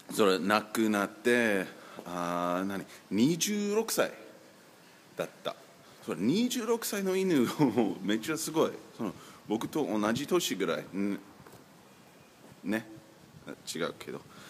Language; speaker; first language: Japanese; non-native, learner; English